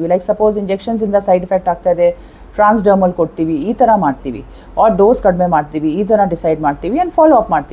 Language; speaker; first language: Kannada; non-native, fluent; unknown